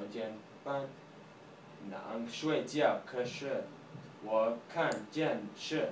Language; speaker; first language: Chinese; non-native, learner; English